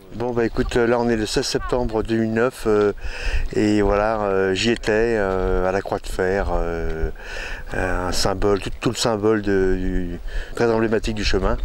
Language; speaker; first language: French; native; French